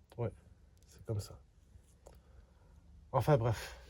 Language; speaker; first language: French; native; French